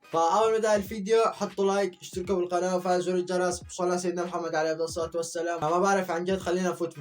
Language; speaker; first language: Arabic; native; Arabic